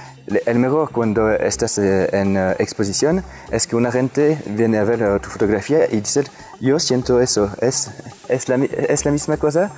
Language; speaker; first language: Spanish; non-native, fluent; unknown